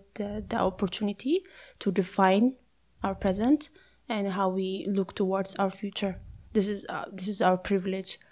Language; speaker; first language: English; non-native, fluent; Amharic